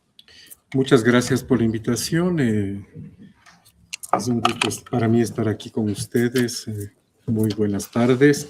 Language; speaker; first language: Spanish; native; Spanish